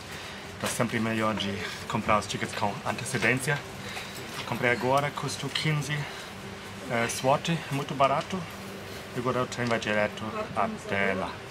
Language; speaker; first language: Portuguese; non-native, fluent; German